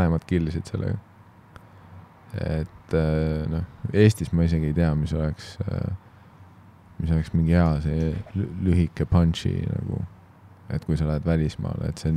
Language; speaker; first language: Estonian; native; Estonian